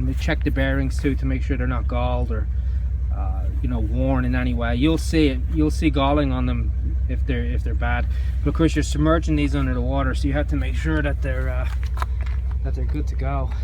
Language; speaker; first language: English; native; English